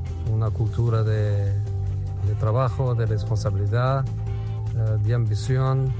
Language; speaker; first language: Spanish; non-native, fluent; Portuguese